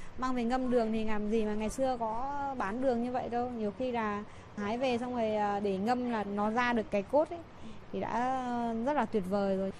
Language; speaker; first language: Vietnamese; non-native, local second language; Tày